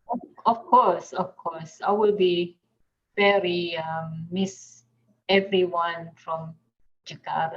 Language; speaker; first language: English; non-native, fluent; Indonesian